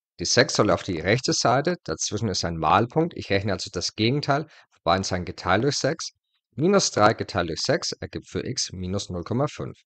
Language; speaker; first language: German; native; German